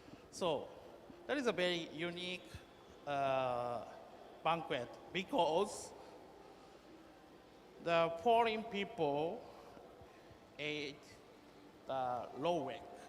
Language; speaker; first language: English; non-native, learner; Japanese